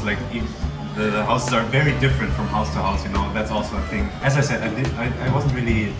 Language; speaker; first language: English; non-native, fluent; German